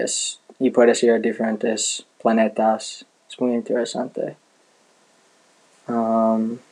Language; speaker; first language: Spanish; non-native, learner; English